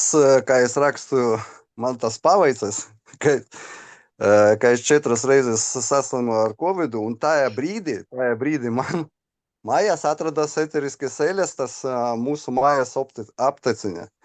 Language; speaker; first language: Latvian; non-native, local second language; Russian